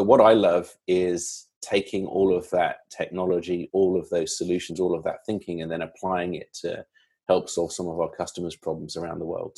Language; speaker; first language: English; native; English